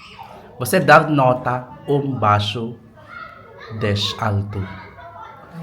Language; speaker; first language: Portuguese; non-native, learner; Filipino